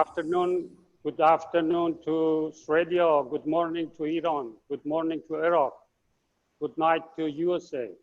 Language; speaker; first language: English; non-native, fluent; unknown